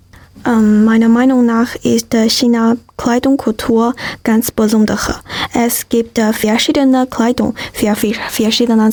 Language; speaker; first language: German; non-native, learner; Chinese